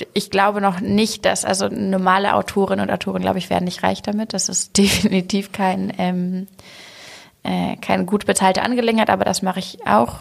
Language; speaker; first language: German; native; German